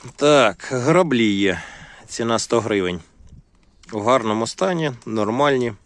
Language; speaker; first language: Ukrainian; non-native, local second language; Russian